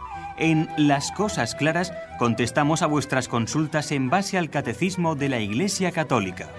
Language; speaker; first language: Spanish; native; Spanish